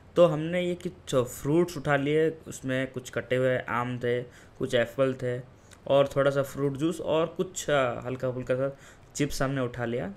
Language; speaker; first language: Hindi; non-native, local second language; Odia